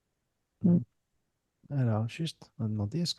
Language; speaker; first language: French; native; French